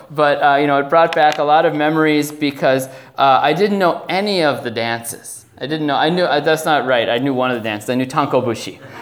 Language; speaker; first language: English; native; English